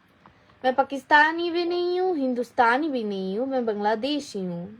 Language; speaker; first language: Hindi; non-native, fluent; Bangla